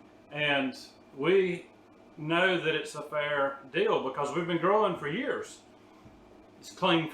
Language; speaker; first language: English; native; English